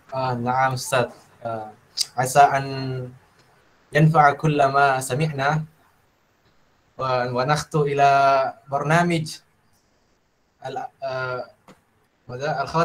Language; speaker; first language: Arabic; non-native, learner; Indonesian